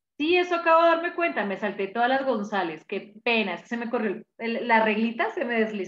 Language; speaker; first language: Spanish; native; Spanish